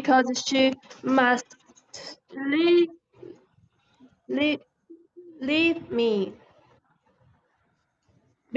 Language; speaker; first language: English; non-native, learner; Chinese